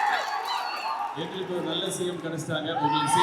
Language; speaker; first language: Tamil; native; Tamil